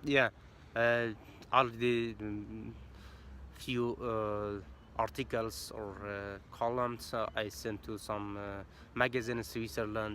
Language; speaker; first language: English; non-native, learner; Persian